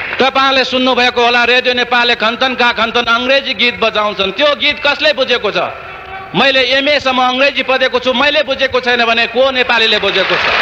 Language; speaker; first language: Nepali; non-native, local second language; Newari